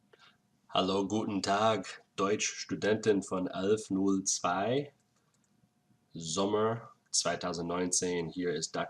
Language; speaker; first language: German; non-native, fluent; English